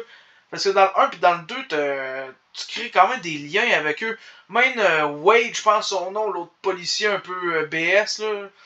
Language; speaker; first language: French; native; French